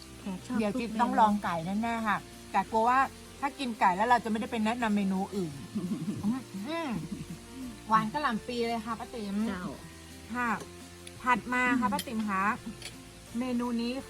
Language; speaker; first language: Thai; native; Thai